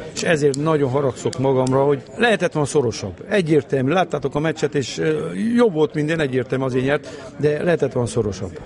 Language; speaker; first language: Hungarian; native; Hungarian